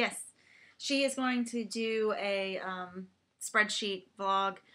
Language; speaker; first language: English; native; English